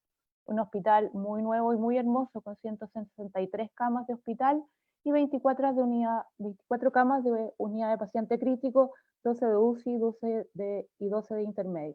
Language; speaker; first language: Spanish; native; Spanish